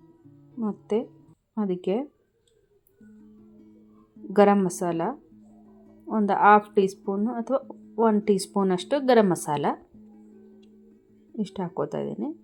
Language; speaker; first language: Kannada; native; Kannada